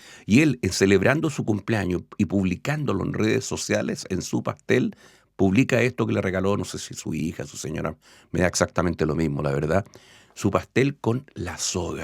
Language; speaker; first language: Spanish; native; Spanish